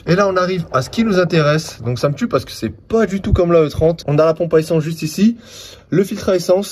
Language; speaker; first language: French; native; French